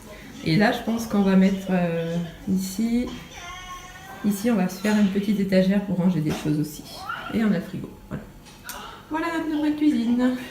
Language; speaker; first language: French; native; French